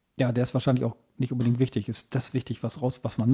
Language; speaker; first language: German; native; German